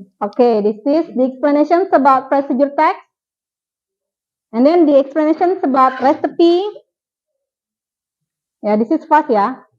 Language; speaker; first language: English; non-native, fluent; Indonesian